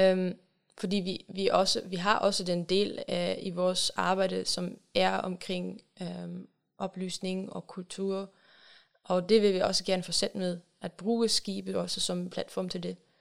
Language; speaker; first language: Danish; non-native, fluent; German